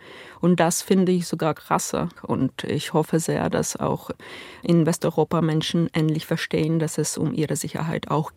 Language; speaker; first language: German; non-native, fluent; Ukrainian